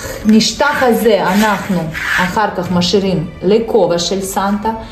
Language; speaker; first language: Hebrew; non-native, fluent; Russian